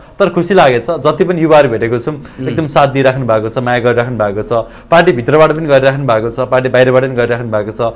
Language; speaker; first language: Nepali; native; Nepali